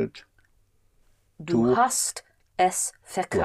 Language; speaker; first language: German; non-native, learner; English